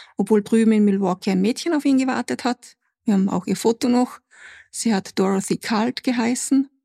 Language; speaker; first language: German; native; German